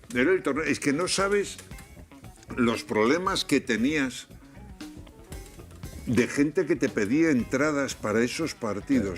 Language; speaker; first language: Spanish; native; Spanish